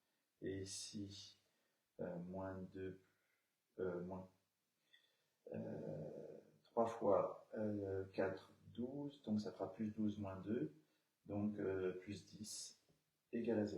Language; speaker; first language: French; native; French